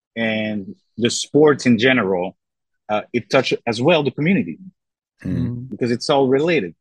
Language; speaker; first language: English; non-native, fluent; French